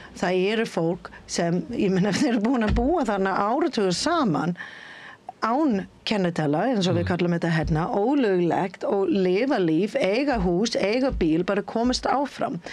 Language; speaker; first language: Icelandic; non-native, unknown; English